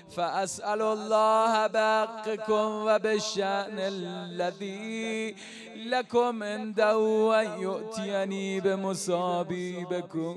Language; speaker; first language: Arabic; non-native, fluent; Persian